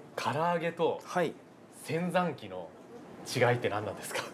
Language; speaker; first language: Japanese; native; Japanese